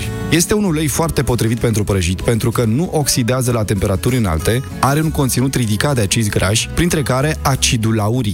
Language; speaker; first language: Romanian; native; Romanian